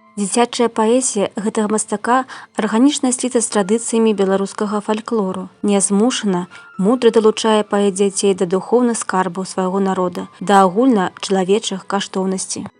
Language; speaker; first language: Belarusian; native; Belarusian